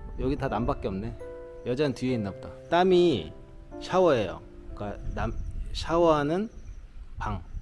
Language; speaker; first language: Korean; native; Korean